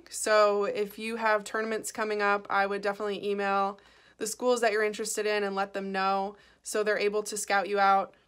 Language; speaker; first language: English; native; English